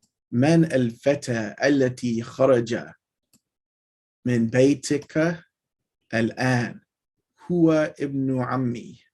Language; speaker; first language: Arabic; non-native, fluent; English